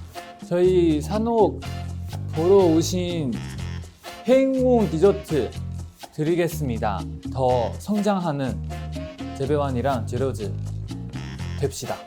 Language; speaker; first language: Korean; non-native, fluent; Chinese